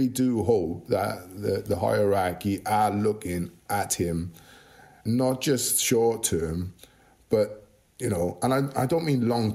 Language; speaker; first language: English; native; English